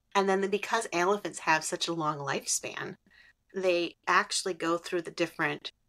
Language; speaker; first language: English; native; English